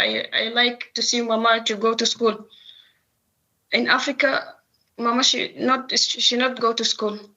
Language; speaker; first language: English; non-native, local second language; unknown